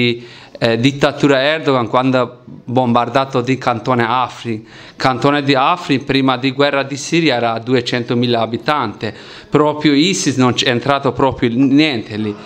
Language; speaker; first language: Italian; non-native, learner; Kurdish